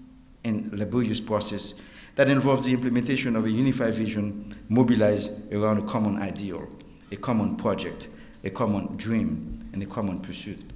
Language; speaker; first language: English; non-native, fluent; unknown